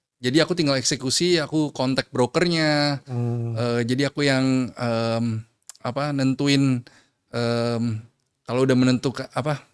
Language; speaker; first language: Indonesian; native; Indonesian